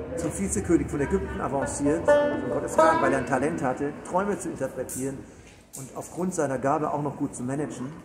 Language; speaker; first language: German; native; German